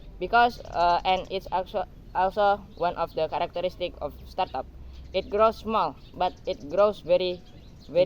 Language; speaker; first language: English; non-native, learner; Indonesian